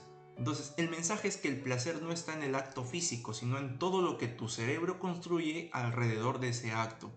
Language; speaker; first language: Spanish; native; Spanish